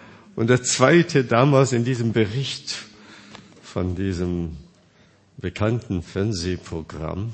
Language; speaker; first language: German; non-native, fluent; Korean